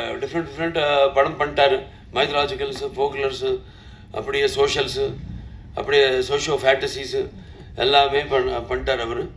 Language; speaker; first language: Tamil; non-native, local second language; Telugu